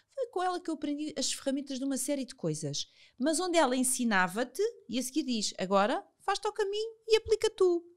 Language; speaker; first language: Portuguese; native; Portuguese